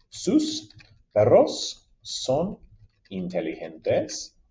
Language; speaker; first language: Spanish; non-native, fluent; English